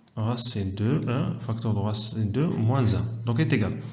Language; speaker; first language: French; non-native, local second language; Arabic